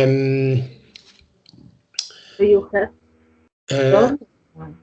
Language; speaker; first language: English; non-native, learner; Spanish